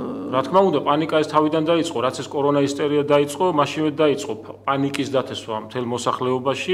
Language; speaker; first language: Georgian; native; Georgian